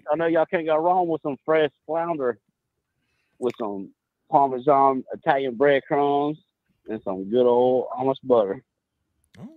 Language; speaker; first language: English; native; English